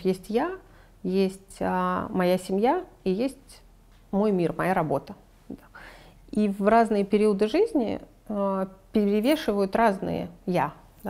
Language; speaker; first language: Russian; native; Russian